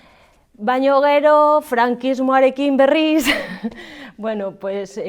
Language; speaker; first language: Basque; non-native, learner; Galician